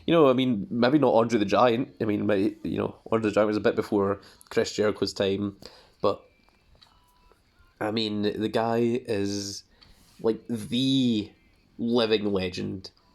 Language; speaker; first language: English; native; English